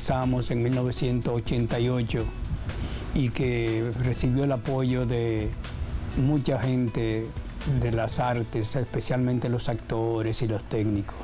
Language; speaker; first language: Spanish; native; Spanish